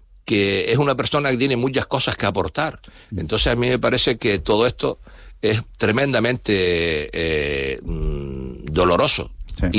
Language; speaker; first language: Spanish; native; Spanish